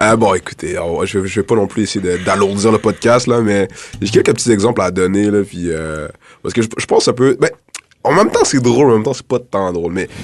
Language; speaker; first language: French; early bilingual, other home language; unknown